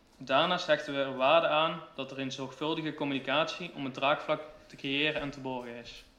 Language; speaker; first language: Dutch; native; Dutch